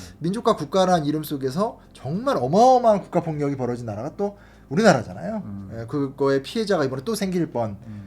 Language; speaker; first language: Korean; native; Korean